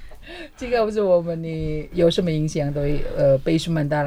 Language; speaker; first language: Chinese; non-native, fluent; Indonesian